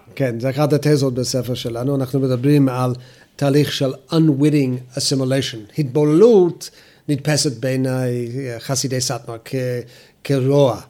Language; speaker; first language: Hebrew; non-native, fluent; English